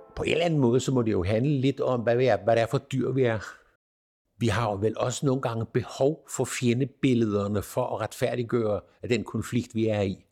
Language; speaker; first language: Danish; native; Danish